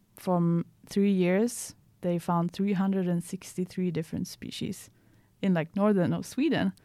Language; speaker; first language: English; non-native, fluent; Swedish